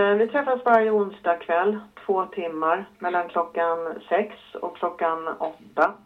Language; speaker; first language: Swedish; native; Swedish